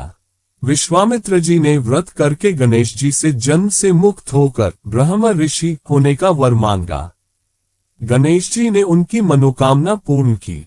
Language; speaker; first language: Hindi; native; Hindi